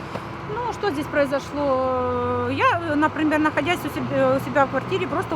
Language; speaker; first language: Russian; native; Russian